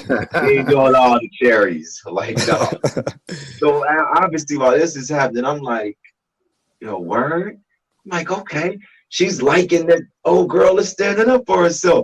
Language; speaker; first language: English; native; English